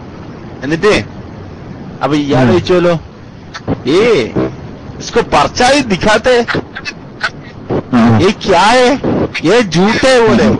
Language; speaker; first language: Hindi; non-native, local second language; Malayalam